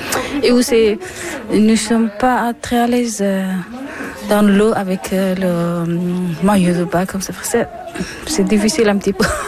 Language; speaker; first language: French; non-native, learner; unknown